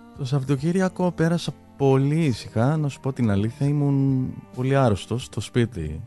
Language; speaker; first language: Greek; early bilingual, heritage; Greek